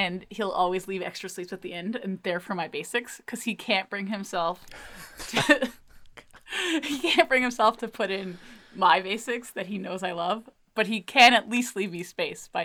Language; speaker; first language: English; native; English